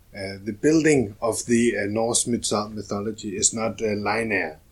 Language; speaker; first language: English; non-native, fluent; Danish